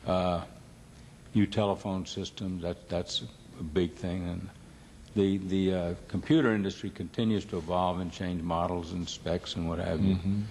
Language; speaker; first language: English; native; English